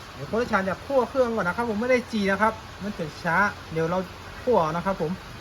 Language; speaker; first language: Thai; non-native, local second language; Shan